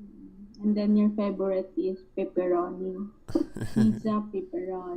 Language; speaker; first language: English; non-native, learner; Filipino